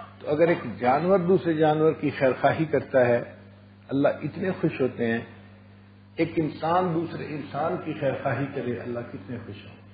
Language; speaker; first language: Urdu; non-native, local second language; Punjabi